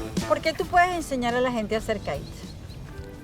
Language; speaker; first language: Spanish; native; Spanish